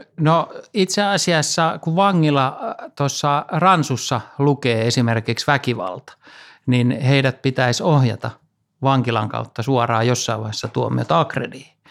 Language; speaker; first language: Finnish; native; Finnish